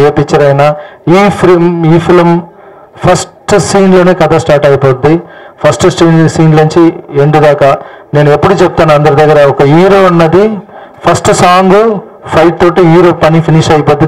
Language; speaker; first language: Telugu; non-native, fluent; Tamil